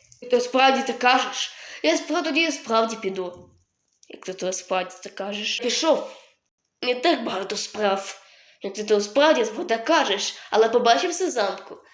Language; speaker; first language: Ukrainian; native; Ukrainian